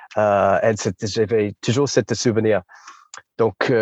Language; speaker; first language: French; non-native, learner; English